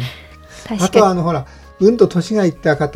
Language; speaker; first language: Japanese; native; Japanese